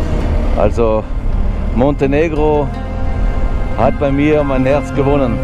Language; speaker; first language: German; non-native, fluent; French